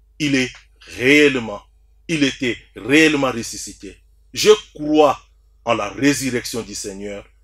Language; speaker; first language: French; non-native, local second language; Swahili